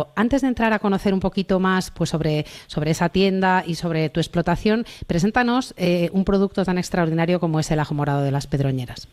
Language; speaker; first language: Spanish; native; Spanish